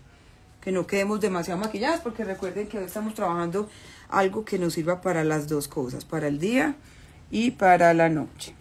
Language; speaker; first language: Spanish; native; Spanish